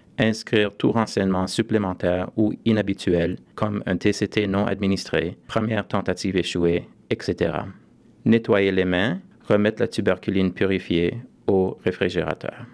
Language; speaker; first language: French; native; French